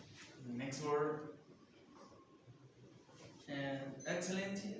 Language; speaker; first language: English; non-native, learner; Spanish